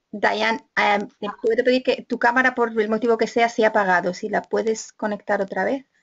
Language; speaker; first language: Spanish; native; Spanish